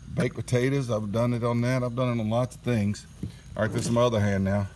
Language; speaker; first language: English; native; English